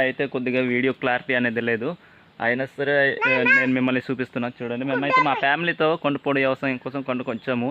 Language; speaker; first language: Telugu; non-native, local second language; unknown